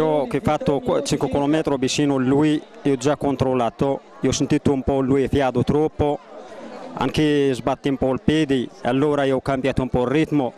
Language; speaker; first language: Italian; non-native, learner; Arabic